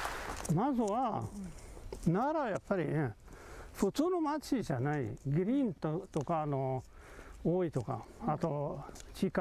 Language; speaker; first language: Japanese; non-native, learner; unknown